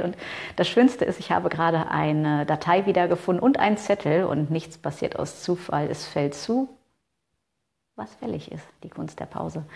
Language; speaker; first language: German; native; German